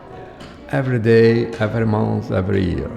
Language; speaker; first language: English; non-native, learner; Portuguese